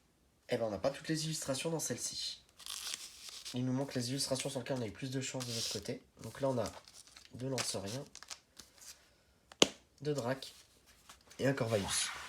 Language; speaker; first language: French; native; French